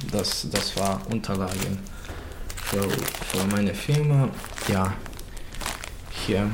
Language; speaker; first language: German; non-native, learner; Bosnian